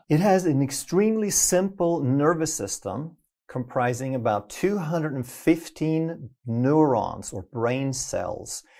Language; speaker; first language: English; non-native, fluent; Swedish